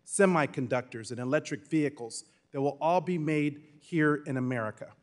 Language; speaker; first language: English; native; English